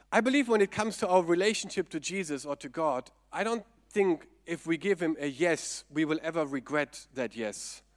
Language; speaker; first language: English; non-native, fluent; German